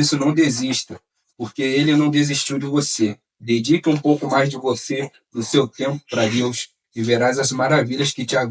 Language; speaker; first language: Portuguese; native; Portuguese